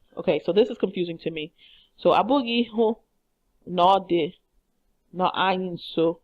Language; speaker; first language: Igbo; non-native, learner; English